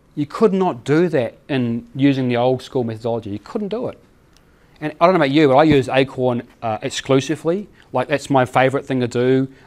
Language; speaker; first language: English; native; English